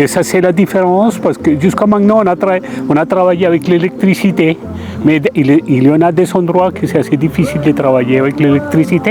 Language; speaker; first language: French; non-native, fluent; Spanish